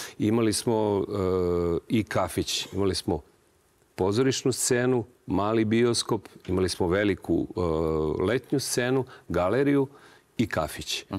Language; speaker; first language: Serbian; native; Serbian